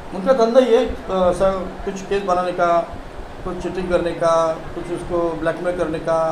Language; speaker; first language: Hindi; non-native, local second language; Marathi